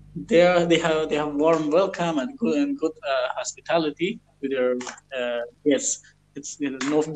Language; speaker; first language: English; non-native, learner; Persian